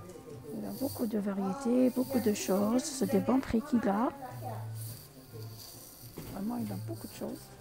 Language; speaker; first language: French; non-native, local second language; Arabic